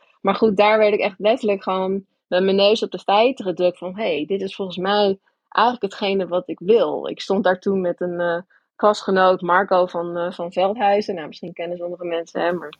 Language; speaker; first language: Dutch; early bilingual, other home language; English